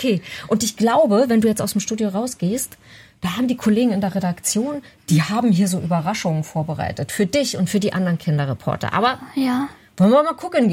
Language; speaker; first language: German; native; German